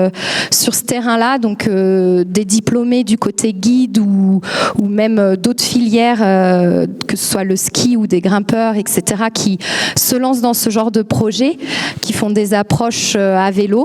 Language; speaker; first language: French; native; French